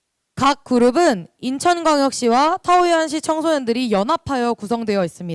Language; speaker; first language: Korean; native; Korean